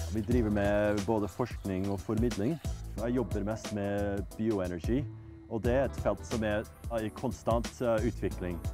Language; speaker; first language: Norwegian; non-native, fluent; English